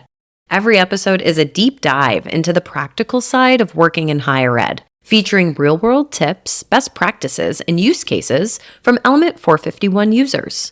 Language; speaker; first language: English; native; English